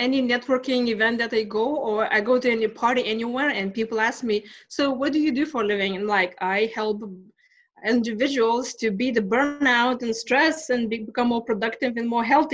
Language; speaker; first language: English; non-native, fluent; Lithuanian